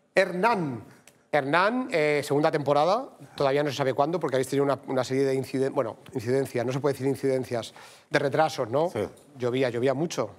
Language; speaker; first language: Spanish; native; Spanish